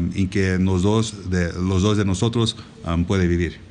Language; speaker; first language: Spanish; non-native, learner; English